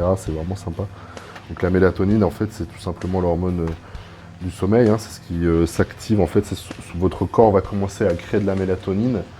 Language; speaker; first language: French; native; French